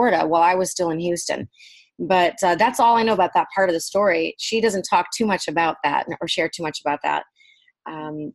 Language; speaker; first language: English; early bilingual, other home language; Vietnamese